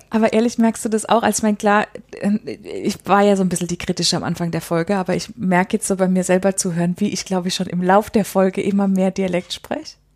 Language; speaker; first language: German; native; German